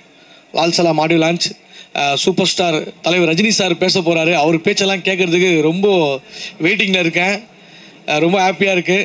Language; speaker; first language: Tamil; native; Tamil